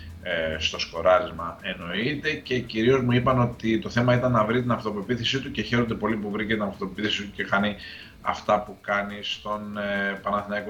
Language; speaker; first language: Greek; native; Greek